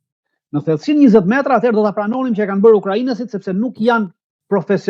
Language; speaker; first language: Albanian; native; Albanian